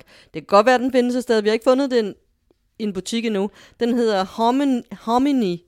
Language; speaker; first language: Danish; native; Danish